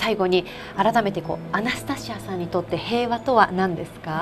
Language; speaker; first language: Japanese; native; Japanese